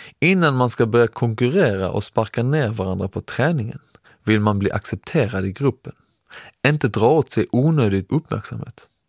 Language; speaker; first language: Swedish; early bilingual, other home language; Persian